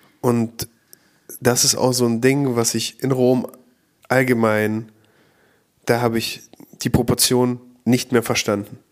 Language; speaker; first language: German; native; German